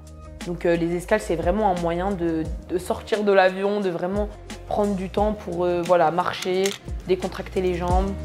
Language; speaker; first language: French; native; French